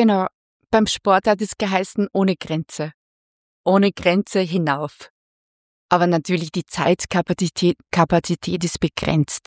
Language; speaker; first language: German; non-native, fluent; Chinese